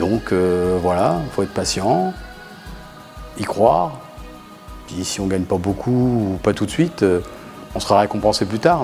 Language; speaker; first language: French; early bilingual, other home language; Arabic